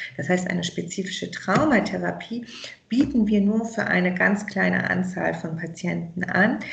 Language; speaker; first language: German; early bilingual, other home language; Persian